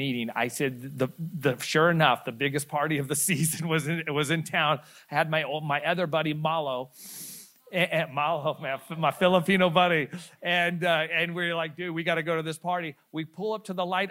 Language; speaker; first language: English; native; English